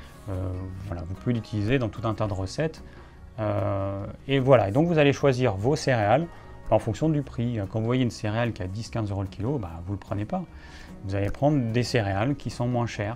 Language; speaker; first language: French; native; French